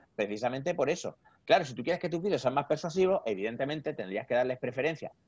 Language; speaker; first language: Spanish; native; Spanish